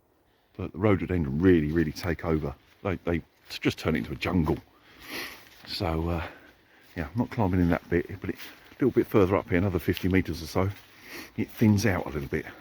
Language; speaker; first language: English; native; English